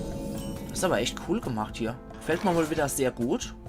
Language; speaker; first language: German; native; German